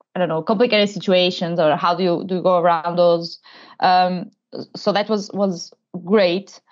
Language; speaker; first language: English; non-native, fluent; Portuguese